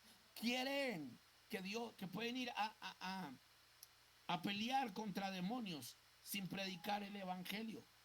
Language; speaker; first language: Spanish; native; Spanish